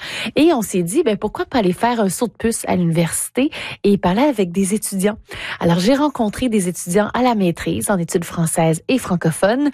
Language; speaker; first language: French; native; French